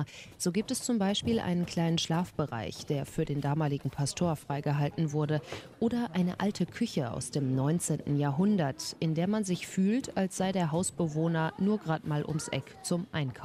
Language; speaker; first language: German; native; German